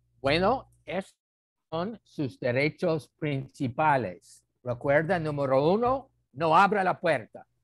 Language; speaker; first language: Spanish; non-native, fluent; English